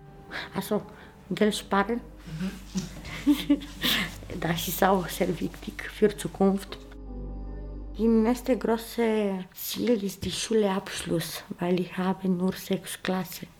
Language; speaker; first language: German; non-native, learner; Romanian